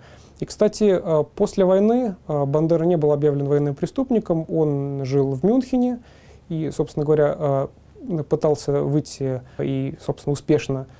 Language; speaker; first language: Russian; native; Russian